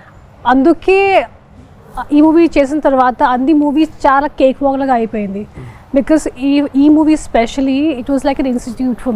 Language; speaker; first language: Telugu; non-native, fluent; Hindi